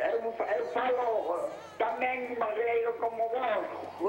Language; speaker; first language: Portuguese; non-native, learner; Spanish